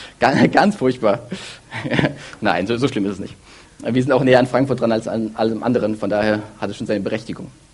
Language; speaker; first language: German; early bilingual, other home language; Russian